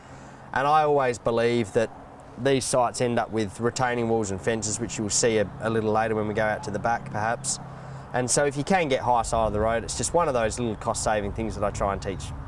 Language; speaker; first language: English; native; English